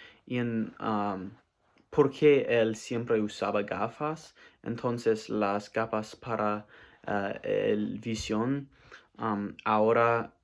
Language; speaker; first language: Spanish; non-native, learner; English